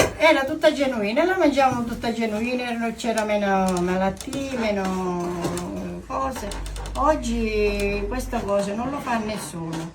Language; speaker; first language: Italian; native; Italian